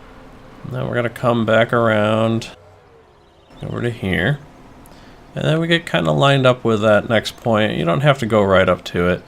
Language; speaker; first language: English; native; English